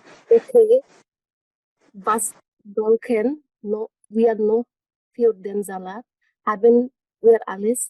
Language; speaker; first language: German; non-native, learner; Bangla